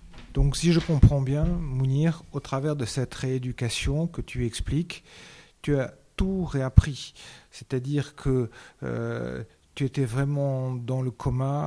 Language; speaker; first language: French; native; French